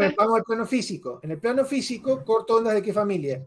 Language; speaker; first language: Spanish; native; Spanish